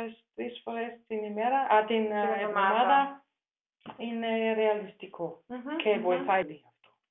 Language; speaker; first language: Greek; non-native, fluent; German